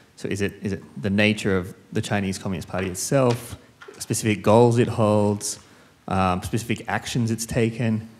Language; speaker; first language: English; non-native, fluent; Khmer